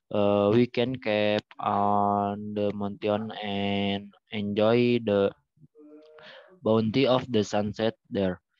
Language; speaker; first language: English; non-native, learner; Indonesian